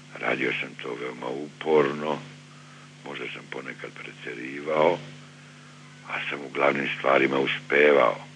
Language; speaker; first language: Serbian; native; Serbian